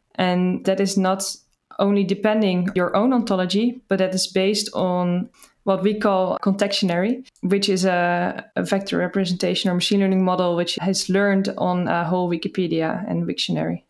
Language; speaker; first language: English; non-native, fluent; Dutch